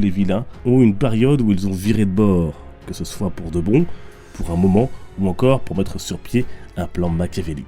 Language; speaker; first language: French; native; French